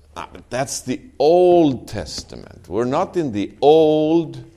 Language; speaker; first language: English; non-native, fluent; Swedish